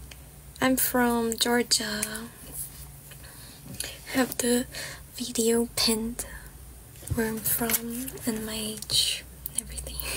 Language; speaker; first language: English; non-native, fluent; Georgian